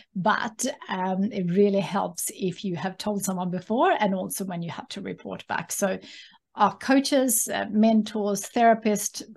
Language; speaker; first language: English; non-native, fluent; Swedish